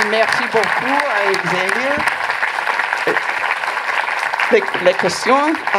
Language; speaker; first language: French; non-native, learner; English